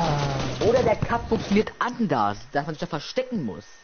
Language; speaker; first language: German; native; German